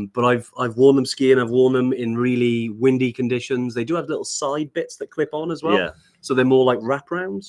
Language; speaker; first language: English; native; English